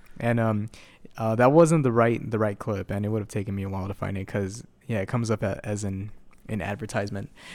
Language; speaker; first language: English; native; English